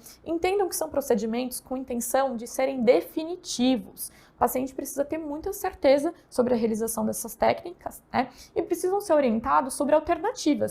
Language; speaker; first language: Portuguese; native; Portuguese